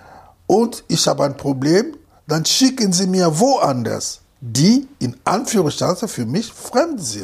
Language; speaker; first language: German; non-native, fluent; Lingala